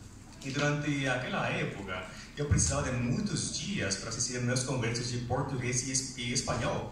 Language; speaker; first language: Portuguese; non-native, fluent; Spanish